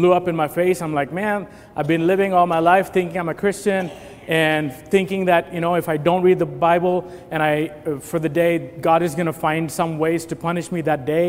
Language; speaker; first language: English; non-native, local second language; Telugu